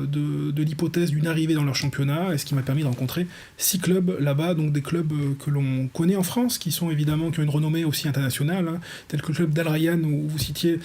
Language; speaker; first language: French; native; French